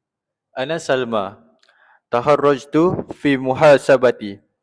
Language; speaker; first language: Arabic; non-native, learner; Malay